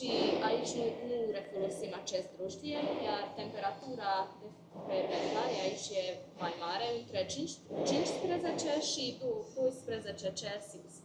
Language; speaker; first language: Romanian; non-native, local second language; Hungarian